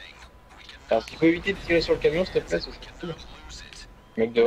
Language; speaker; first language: French; native; French